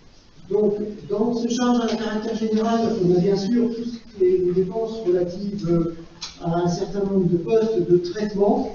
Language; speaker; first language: French; native; French